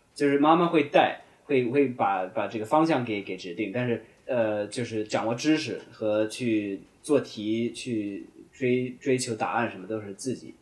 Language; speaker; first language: Chinese; non-native, fluent; English